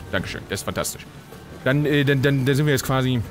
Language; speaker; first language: German; native; German